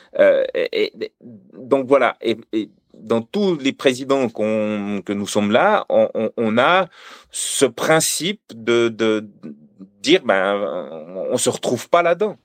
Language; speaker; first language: French; native; French